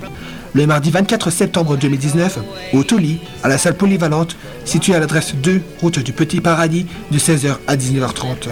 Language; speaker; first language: French; native; French